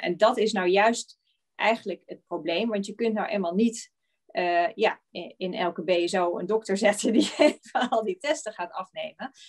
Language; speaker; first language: Dutch; native; Dutch